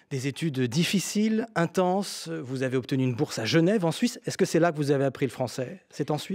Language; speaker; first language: French; native; French